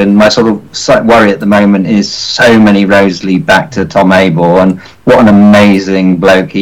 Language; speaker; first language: English; native; English